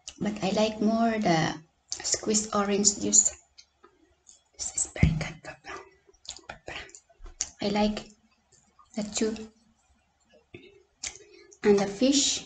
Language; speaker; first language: English; non-native, local second language; Cebuano